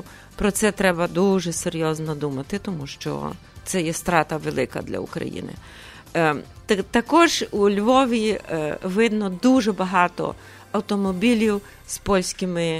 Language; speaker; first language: Ukrainian; early bilingual, heritage; Ukrainian